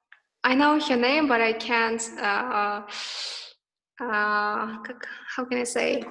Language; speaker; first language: English; non-native, learner; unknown